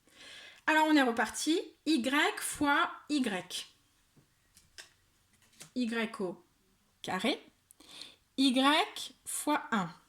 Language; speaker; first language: French; native; French